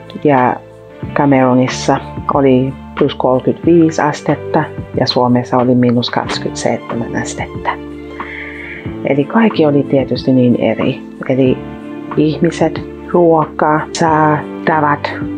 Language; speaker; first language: Finnish; non-native, fluent; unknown